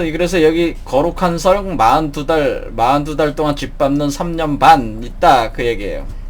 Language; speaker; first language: Korean; native; Korean